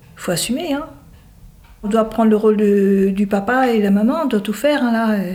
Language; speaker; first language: French; native; French